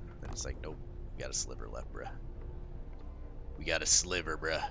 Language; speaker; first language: English; native; English